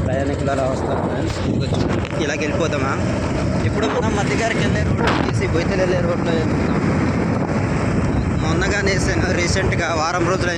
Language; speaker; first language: Telugu; native; Telugu